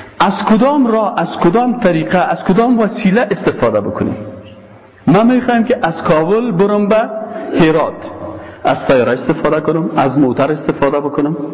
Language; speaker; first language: Persian; native; Persian